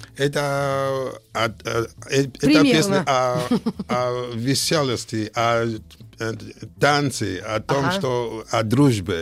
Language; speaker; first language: Russian; non-native, fluent; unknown